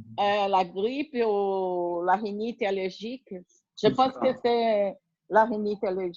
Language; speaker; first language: French; non-native, learner; Portuguese